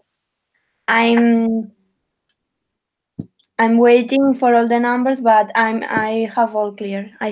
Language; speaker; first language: English; non-native, learner; Spanish